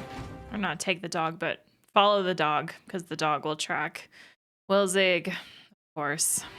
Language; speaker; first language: English; native; English